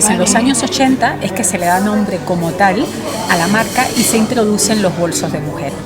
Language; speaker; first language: Spanish; native; Spanish